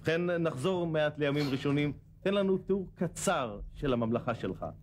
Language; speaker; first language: Hebrew; native; Hebrew